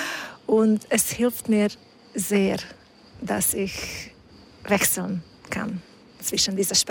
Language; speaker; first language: German; non-native, fluent; Hungarian